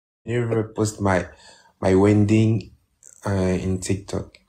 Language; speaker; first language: English; non-native, learner; French